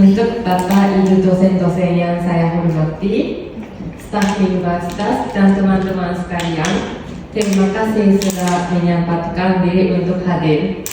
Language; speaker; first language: Indonesian; non-native, fluent; Japanese